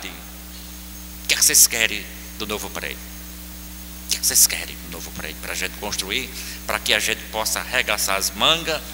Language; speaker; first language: Portuguese; native; Portuguese